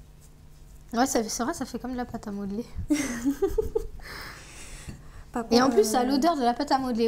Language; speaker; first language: French; native; French